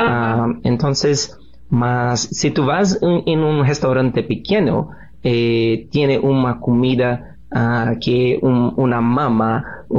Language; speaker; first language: Spanish; non-native, learner; Portuguese